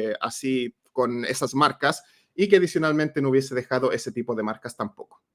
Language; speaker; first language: Spanish; native; Spanish